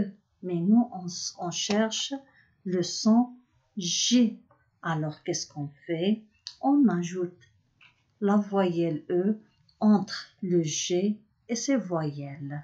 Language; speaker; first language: French; non-native, local second language; Arabic